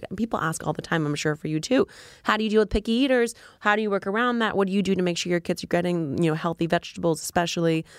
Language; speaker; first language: English; native; English